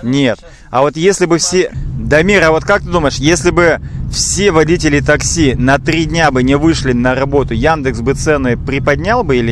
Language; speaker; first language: Russian; native; Russian